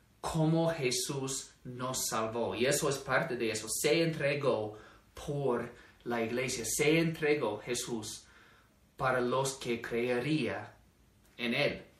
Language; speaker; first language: Spanish; non-native, fluent; English